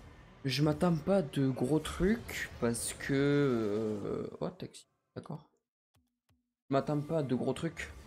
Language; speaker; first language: French; native; French